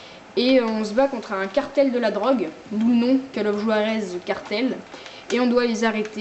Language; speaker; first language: French; native; French